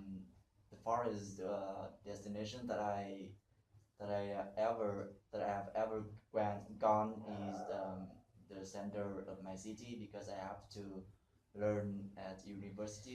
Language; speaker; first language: English; non-native, learner; Vietnamese